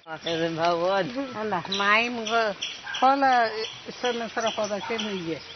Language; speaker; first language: Hebrew; non-native, fluent; Malayalam